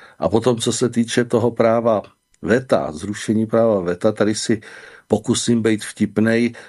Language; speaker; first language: Czech; native; Czech